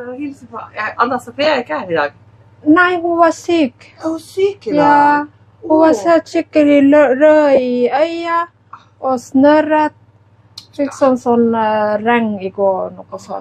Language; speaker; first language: Norwegian; non-native, learner; Thai